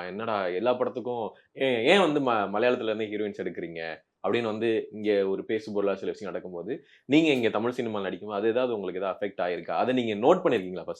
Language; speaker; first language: Tamil; native; Tamil